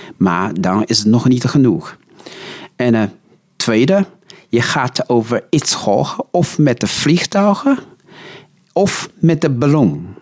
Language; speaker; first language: Dutch; non-native, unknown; Chinese